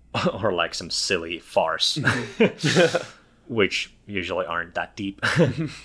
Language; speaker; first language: English; non-native, fluent; Finnish